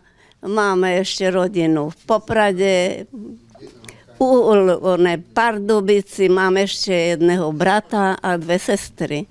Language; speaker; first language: Slovak; early bilingual, heritage; Slovak